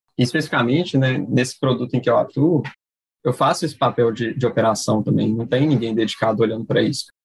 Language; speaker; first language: Portuguese; native; Portuguese